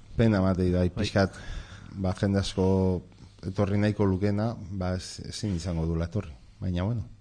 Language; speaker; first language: Basque; non-native, local second language; Spanish